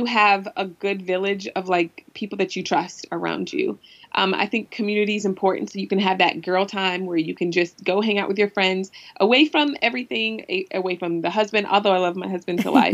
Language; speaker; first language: English; native; English